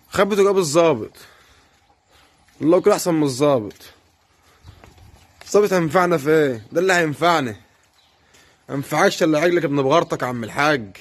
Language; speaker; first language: Arabic; native; Arabic